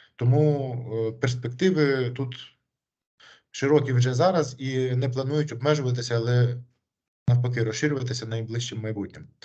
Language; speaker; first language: Ukrainian; native; Ukrainian